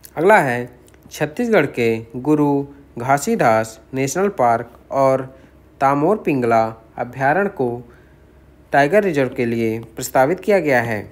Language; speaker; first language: Hindi; native; Hindi